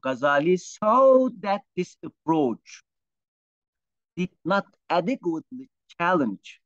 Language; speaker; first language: English; non-native, fluent; Turkish